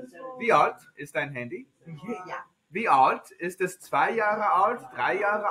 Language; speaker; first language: German; non-native, fluent; English